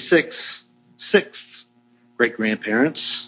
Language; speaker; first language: English; native; English